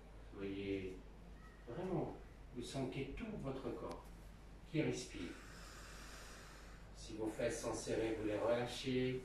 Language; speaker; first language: French; native; French